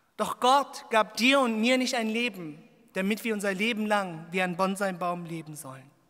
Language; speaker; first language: German; early bilingual, other home language; Korean